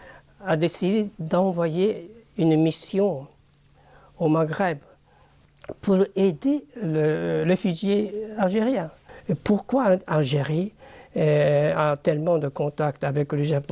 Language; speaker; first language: French; non-native, fluent; Japanese